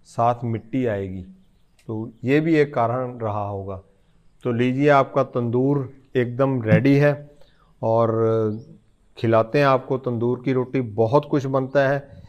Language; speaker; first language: Hindi; non-native, local second language; Punjabi